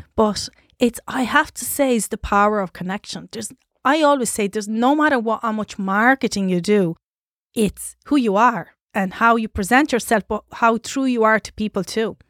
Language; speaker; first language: English; non-native, fluent; Italian